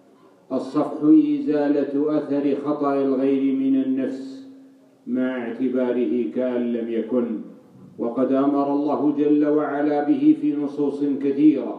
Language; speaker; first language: Arabic; native; Arabic